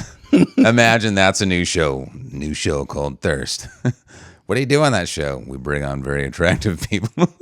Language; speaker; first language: English; native; English